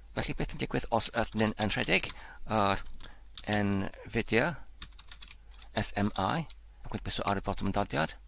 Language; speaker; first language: Welsh; non-native, learner; Polish